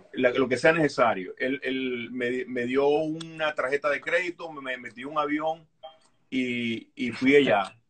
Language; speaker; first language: Spanish; native; Spanish